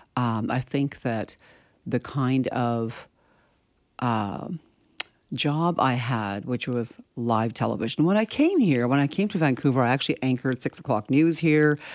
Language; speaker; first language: English; early bilingual, other home language; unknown